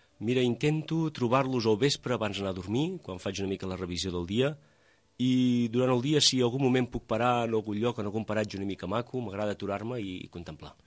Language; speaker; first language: Catalan; native; Catalan